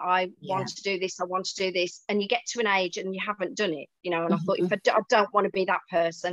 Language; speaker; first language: English; native; English